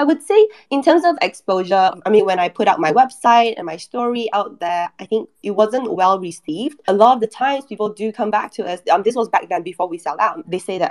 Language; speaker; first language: English; non-native, local second language; Chinese